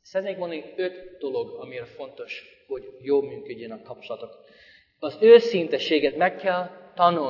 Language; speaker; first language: Hungarian; non-native, fluent; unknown